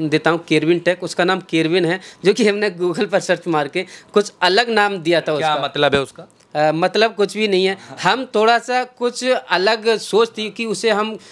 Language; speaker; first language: Hindi; native; Hindi